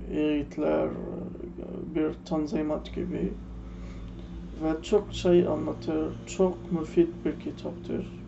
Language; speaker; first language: Turkish; non-native, learner; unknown